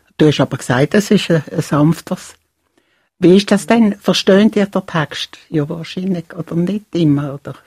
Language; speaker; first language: German; native; German